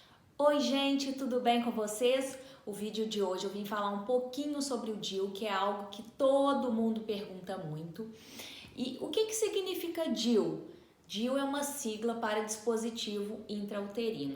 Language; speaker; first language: Portuguese; native; Portuguese